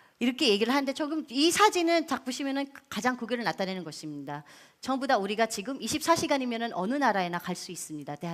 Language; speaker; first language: Korean; non-native, fluent; Filipino